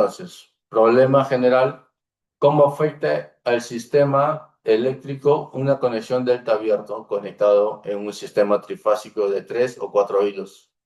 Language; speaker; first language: Spanish; native; Spanish